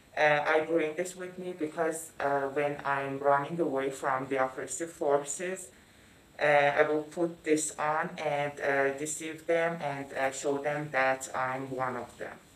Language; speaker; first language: English; non-native, fluent; Persian